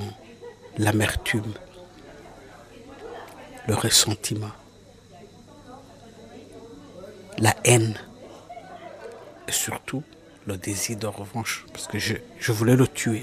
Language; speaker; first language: French; non-native, local second language; Kinyarwanda